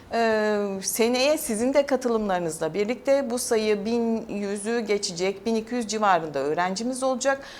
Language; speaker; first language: Turkish; native; Turkish